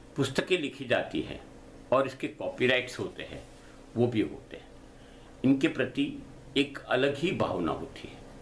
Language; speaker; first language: Hindi; non-native, local second language; Gujarati